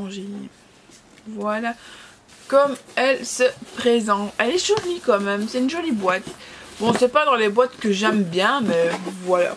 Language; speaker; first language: French; native; French